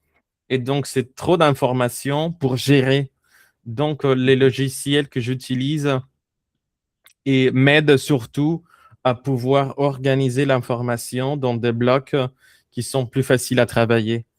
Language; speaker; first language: French; non-native, fluent; Spanish